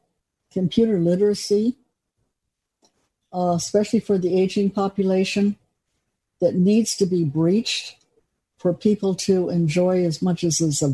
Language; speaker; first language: English; native; English